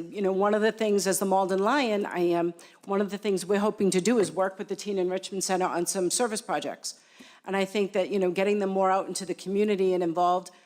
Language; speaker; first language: English; native; English